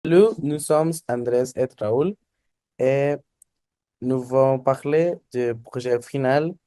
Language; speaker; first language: French; non-native, learner; Spanish